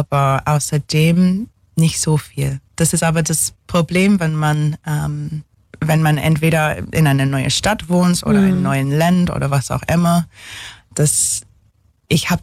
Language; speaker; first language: German; non-native, fluent; English